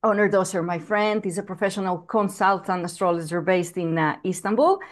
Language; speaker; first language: English; non-native, fluent; Greek